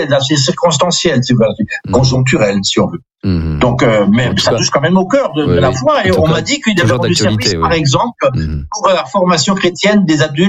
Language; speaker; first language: French; non-native, local second language; Swiss German